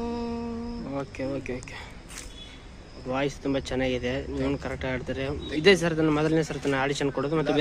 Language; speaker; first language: Kannada; native; Kannada